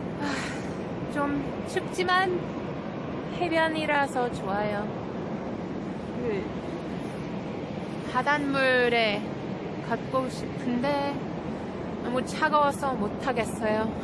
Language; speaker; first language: Korean; non-native, learner; English